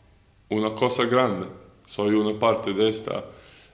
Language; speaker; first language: Spanish; non-native, learner; Latvian